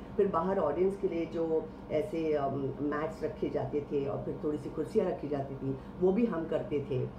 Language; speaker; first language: Hindi; non-native, local second language; Marathi